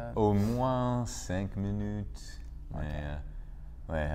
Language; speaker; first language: French; non-native, learner; English